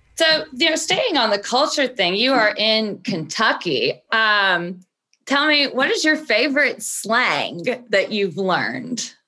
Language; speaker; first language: English; early bilingual, other home language; Portuguese